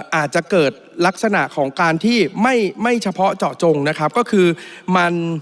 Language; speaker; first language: Thai; native; Thai